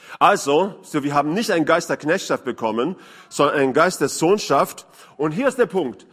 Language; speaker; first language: German; non-native, fluent; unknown